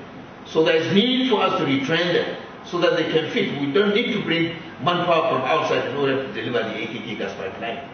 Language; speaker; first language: English; non-native, local second language; Hausa